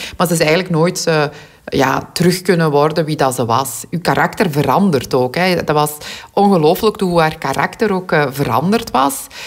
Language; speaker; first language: Dutch; non-native, local second language; Kurdish